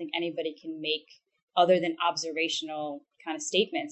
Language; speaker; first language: English; native; English